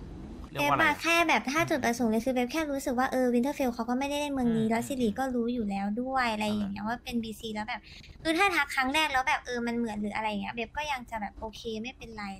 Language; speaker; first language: Thai; native; Thai